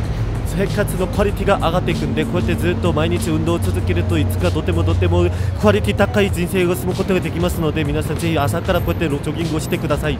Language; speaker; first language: Japanese; non-native, fluent; Korean